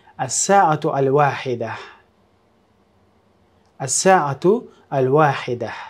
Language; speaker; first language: Arabic; non-native, fluent; Uzbek